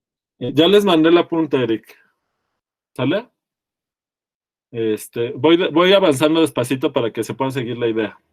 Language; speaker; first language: Spanish; native; Spanish